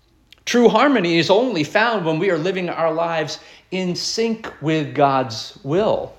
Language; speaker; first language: English; native; English